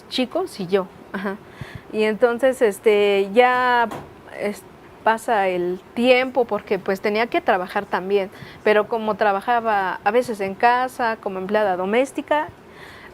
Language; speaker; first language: Spanish; non-native, local second language; Nahuatl languages